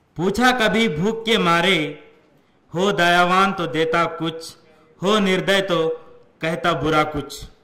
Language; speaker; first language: Hindi; non-native, local second language; Urdu